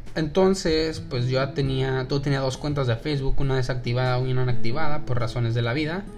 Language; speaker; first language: Spanish; native; Spanish